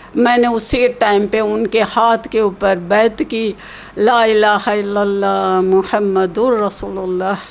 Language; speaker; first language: Hindi; native; Hindi